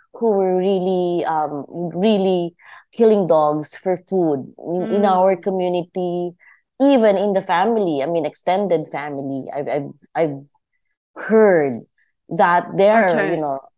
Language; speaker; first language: English; non-native, local second language; Filipino